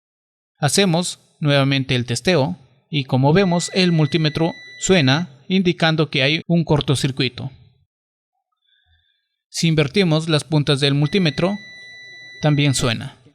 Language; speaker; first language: Spanish; native; Spanish